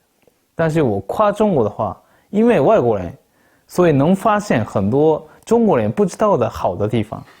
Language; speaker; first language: Chinese; non-native, fluent; Japanese